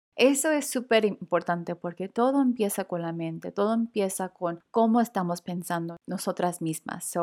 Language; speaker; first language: Spanish; early bilingual, heritage; Spanish